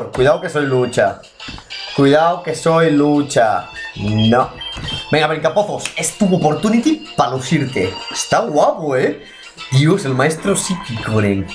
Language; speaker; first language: Spanish; native; Spanish